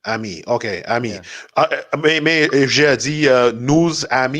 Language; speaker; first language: French; non-native, learner; English